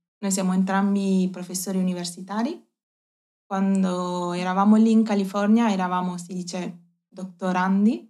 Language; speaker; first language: Italian; native; Italian